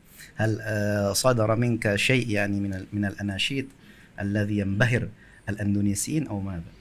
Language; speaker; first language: Arabic; non-native, fluent; Indonesian